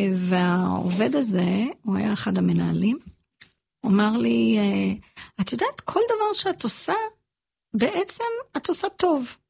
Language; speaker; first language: Hebrew; early bilingual, other home language; English